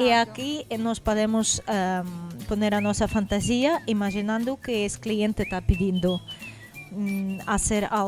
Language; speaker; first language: Spanish; non-native, learner; Portuguese